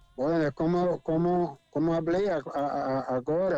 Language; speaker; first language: Spanish; non-native, learner; Portuguese